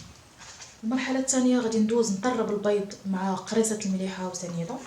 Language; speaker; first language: Arabic; native; Arabic